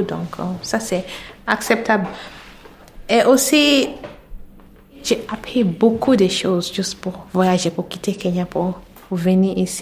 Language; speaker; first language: French; non-native, learner; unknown